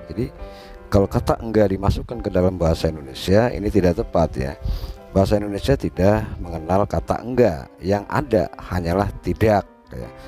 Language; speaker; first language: Indonesian; native; Indonesian